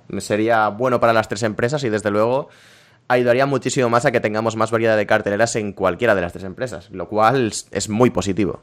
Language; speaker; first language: Spanish; native; Spanish